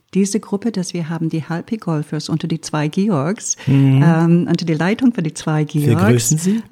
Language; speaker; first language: German; non-native, fluent; English